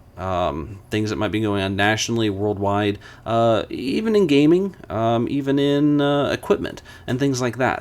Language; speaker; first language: English; native; English